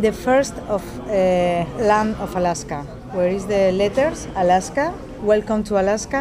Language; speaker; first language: English; non-native, learner; Spanish